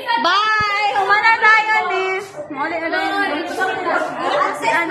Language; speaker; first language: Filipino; non-native, local second language; Cebuano